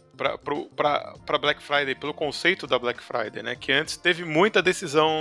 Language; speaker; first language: Portuguese; native; Portuguese